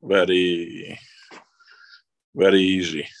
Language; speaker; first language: English; non-native, learner; Italian